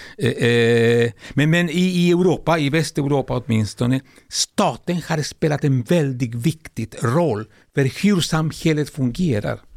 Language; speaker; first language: Swedish; non-native, fluent; Spanish